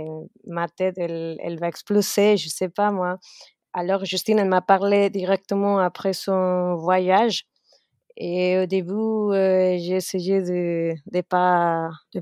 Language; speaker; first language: French; non-native, fluent; Spanish